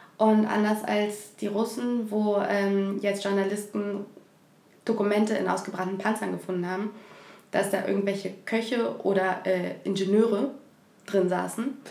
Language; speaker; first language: German; native; German